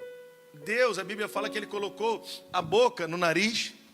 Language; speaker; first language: Portuguese; native; Portuguese